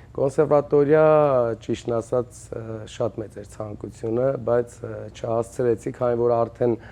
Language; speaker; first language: Armenian; native; Armenian